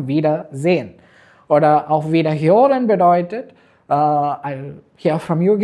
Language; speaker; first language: German; non-native, fluent; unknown